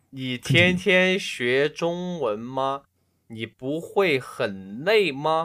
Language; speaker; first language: Chinese; non-native, learner; English